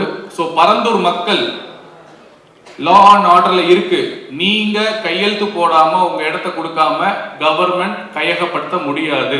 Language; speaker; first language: Tamil; native; Tamil